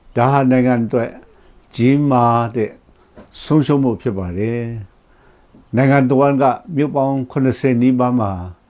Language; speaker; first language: Burmese; non-native, local second language; Kachin